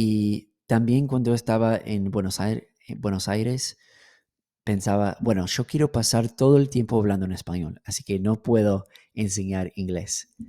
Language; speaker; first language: Spanish; non-native, fluent; English